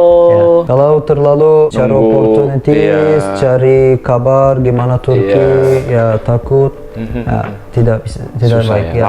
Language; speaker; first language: Indonesian; non-native, learner; Turkish